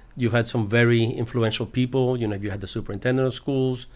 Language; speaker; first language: English; early bilingual, other home language; Spanish